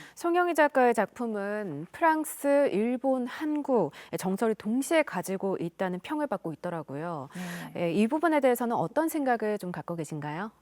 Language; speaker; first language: Korean; native; Korean